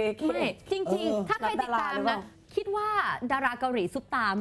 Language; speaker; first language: Thai; native; Thai